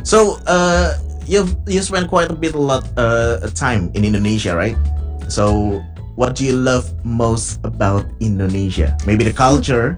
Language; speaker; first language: English; non-native, learner; Indonesian